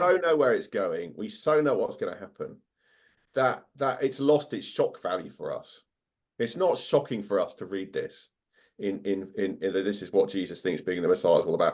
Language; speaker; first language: English; native; English